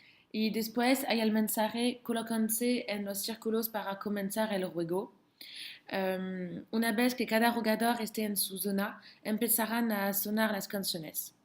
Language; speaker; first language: Spanish; non-native, learner; French